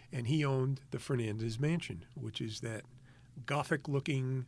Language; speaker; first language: English; native; English